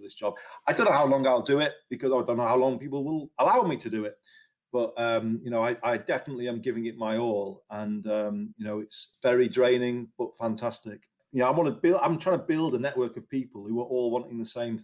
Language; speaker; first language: English; native; English